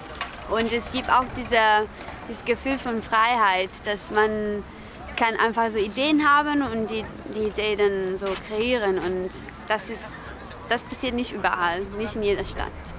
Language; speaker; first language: German; non-native, fluent; Italian